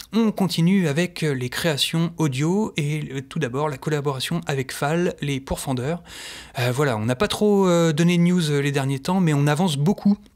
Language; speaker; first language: French; native; French